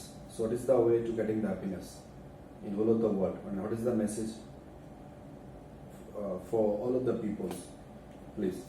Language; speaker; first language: Hindi; non-native, learner; Bangla